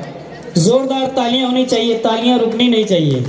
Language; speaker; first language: Hindi; native; Hindi